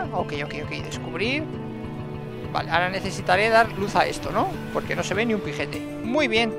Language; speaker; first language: Spanish; native; Spanish